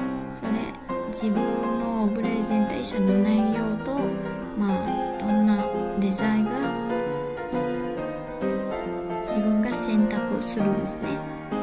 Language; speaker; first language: Japanese; non-native, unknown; Vietnamese